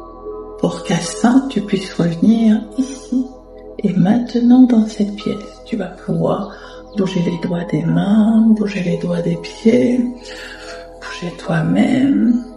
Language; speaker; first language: French; native; French